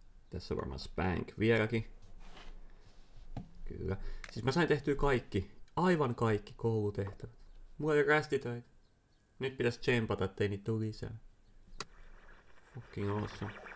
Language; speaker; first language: Finnish; native; Finnish